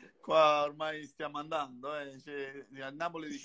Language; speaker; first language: Italian; native; Italian